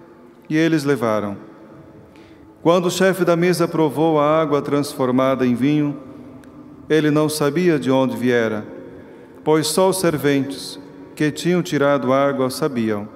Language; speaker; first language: Portuguese; native; Portuguese